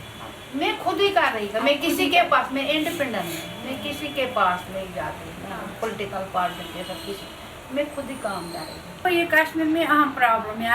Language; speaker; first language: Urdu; non-native, local second language; Kashmiri